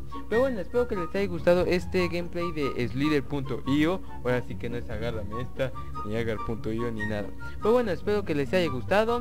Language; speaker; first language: Spanish; native; Spanish